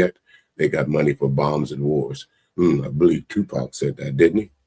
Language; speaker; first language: English; native; English